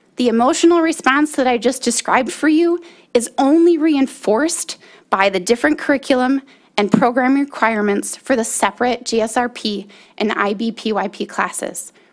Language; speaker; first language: English; native; English